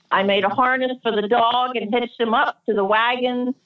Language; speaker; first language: English; native; English